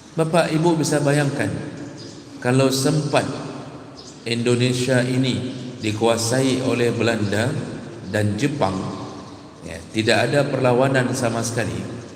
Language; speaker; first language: Malay; non-native, local second language; Achinese